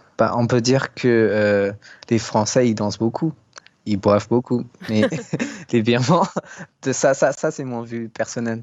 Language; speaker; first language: French; non-native, fluent; Burmese